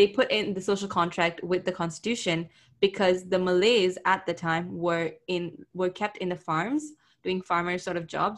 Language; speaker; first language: English; non-native, local second language; Tamil